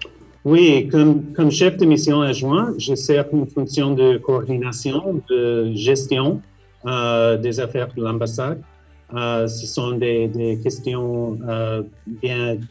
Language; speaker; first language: French; non-native, fluent; English